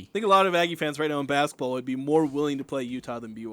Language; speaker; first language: English; native; English